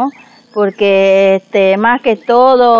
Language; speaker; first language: Spanish; non-native, local second language; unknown